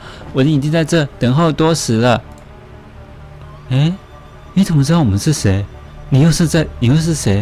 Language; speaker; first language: Chinese; native; Chinese